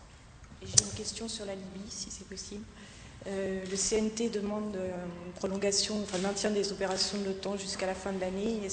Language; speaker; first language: French; native; French